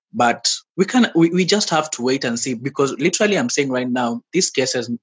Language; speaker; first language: English; non-native, local second language; Swahili